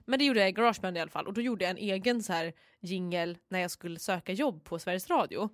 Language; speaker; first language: Swedish; native; Swedish